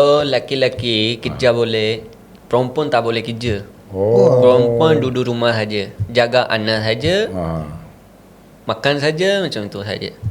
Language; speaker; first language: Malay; non-native, learner; Punjabi